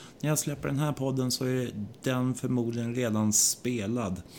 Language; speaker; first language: Swedish; native; Swedish